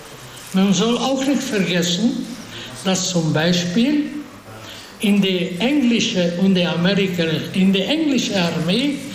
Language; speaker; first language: German; non-native, fluent; Hungarian